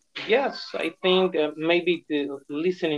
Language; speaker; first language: English; non-native, learner; Spanish